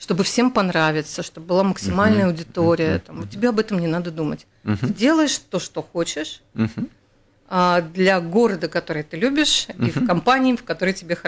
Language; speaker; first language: Russian; native; Russian